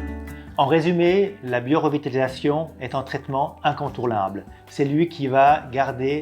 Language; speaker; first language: French; non-native, fluent; Italian